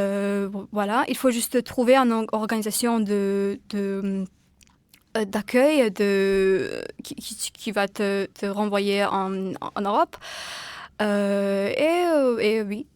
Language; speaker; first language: French; non-native, fluent; Georgian